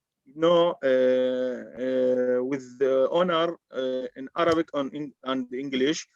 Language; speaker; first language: English; non-native, learner; Arabic